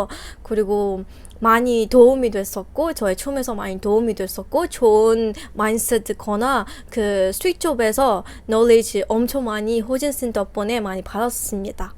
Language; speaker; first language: Korean; non-native, fluent; Burmese